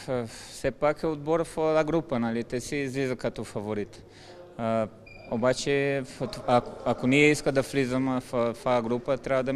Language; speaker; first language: Bulgarian; non-native, learner; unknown